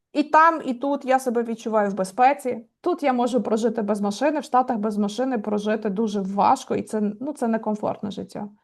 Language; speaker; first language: Ukrainian; native; Ukrainian